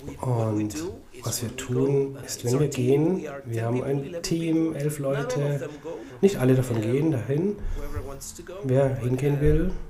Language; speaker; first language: German; non-native, fluent; Spanish